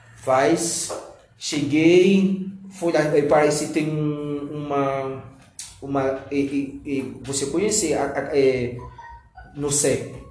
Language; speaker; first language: Portuguese; non-native, learner; Haitian Creole